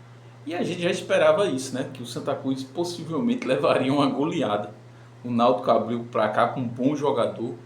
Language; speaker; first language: Portuguese; native; Portuguese